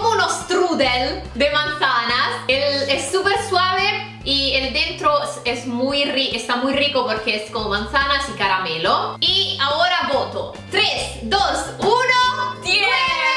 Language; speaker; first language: Spanish; non-native, fluent; Italian